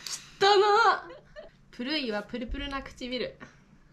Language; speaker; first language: Japanese; native; Japanese